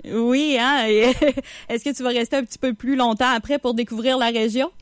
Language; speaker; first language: French; native; French